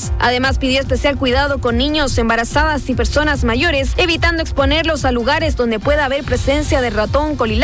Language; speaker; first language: Spanish; native; Spanish